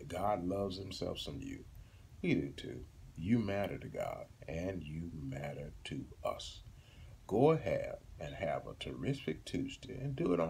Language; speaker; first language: English; native; English